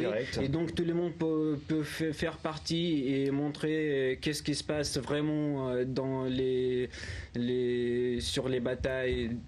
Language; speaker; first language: French; non-native, learner; Ukrainian